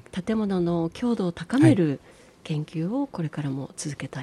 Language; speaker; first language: Japanese; native; Japanese